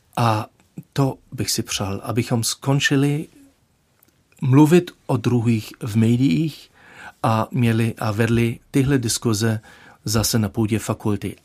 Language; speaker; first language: Czech; non-native, fluent; German